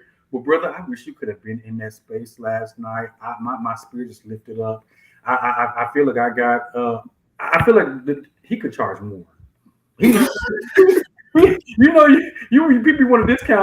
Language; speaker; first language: English; native; English